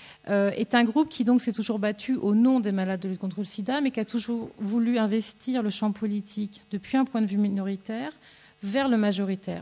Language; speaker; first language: French; native; French